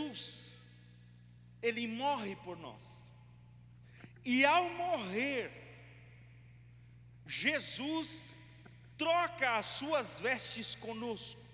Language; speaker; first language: Portuguese; native; Portuguese